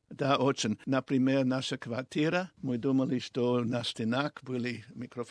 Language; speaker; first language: Russian; non-native, learner; English